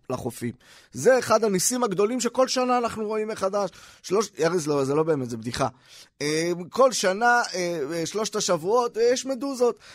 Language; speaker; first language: Hebrew; native; Hebrew